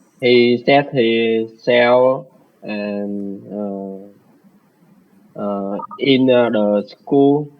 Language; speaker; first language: English; non-native, learner; Vietnamese